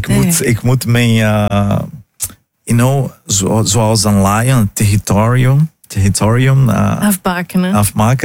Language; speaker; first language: Dutch; non-native, fluent; Portuguese